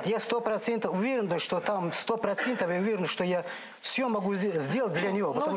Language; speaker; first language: Russian; non-native, learner; Turkish